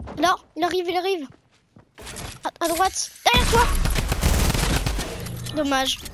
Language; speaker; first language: French; native; French